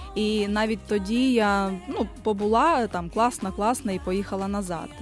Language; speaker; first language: Ukrainian; native; Ukrainian